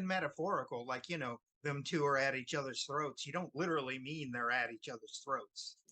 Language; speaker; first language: English; native; English